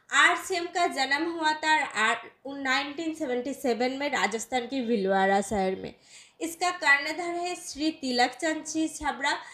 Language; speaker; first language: Hindi; non-native, local second language; Bangla